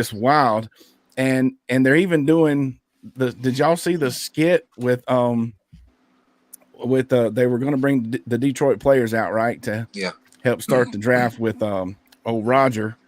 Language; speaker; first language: English; native; English